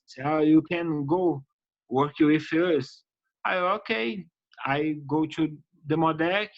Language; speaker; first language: English; non-native, learner; Portuguese